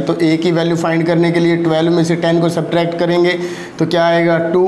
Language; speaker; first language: Hindi; native; Hindi